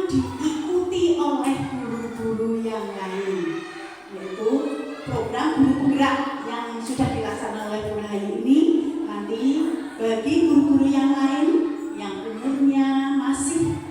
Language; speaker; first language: Indonesian; non-native, local second language; Javanese